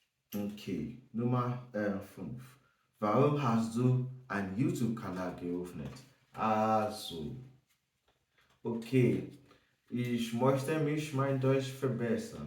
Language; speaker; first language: German; non-native, learner; English